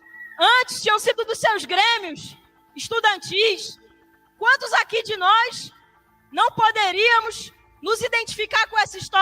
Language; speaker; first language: Portuguese; native; Portuguese